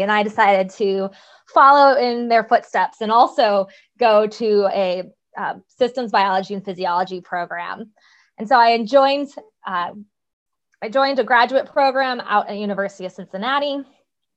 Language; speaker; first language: English; native; English